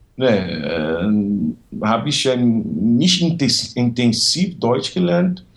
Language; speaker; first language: German; non-native, learner; Portuguese